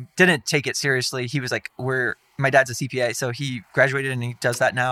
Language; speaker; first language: English; native; English